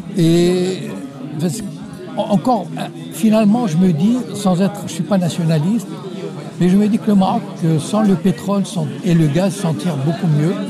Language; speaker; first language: French; non-native, local second language; Arabic